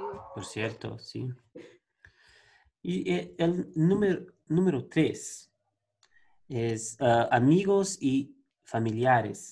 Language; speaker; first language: Spanish; non-native, learner; Portuguese